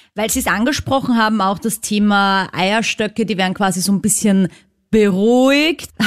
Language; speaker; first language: German; native; German